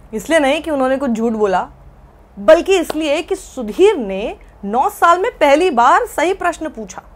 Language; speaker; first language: Hindi; native; Hindi